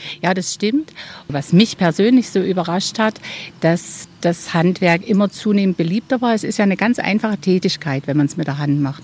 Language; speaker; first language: German; native; German